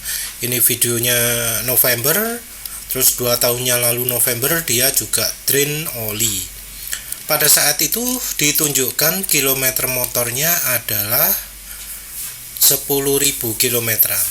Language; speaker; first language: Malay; non-native, local second language; Javanese